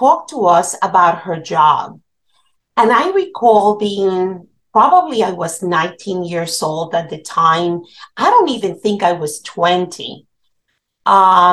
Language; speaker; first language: English; non-native, fluent; Spanish